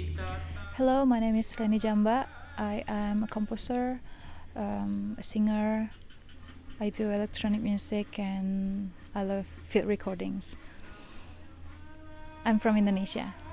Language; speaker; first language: English; non-native, fluent; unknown